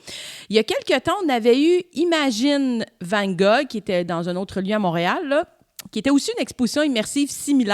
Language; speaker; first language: French; native; French